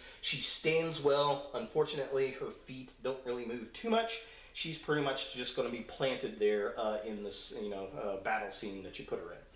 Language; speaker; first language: English; native; English